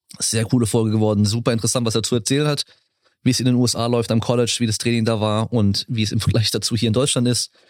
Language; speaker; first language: German; native; German